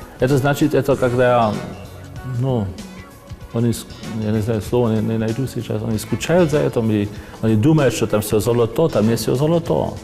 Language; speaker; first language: Russian; non-native, fluent; German